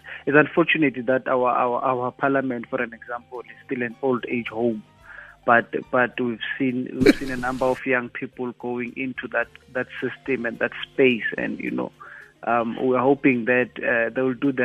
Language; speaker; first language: English; non-native, local second language; Xhosa